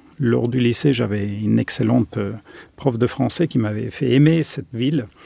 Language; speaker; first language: French; non-native, fluent; German